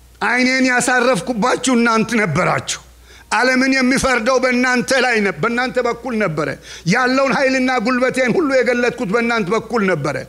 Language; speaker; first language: Amharic; non-native, local second language; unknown